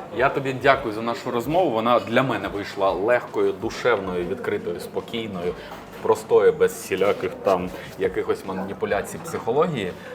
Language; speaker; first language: Ukrainian; native; Ukrainian